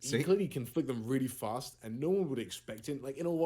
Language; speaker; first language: English; native; English